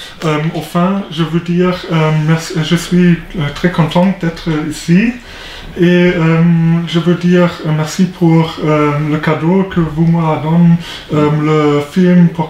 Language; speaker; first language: French; non-native, learner; German